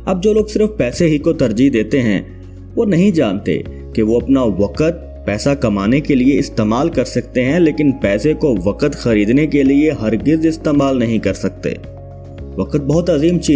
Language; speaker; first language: Urdu; native; Urdu